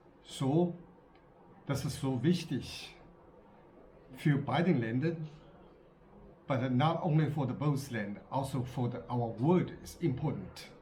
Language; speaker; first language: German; non-native, learner; Chinese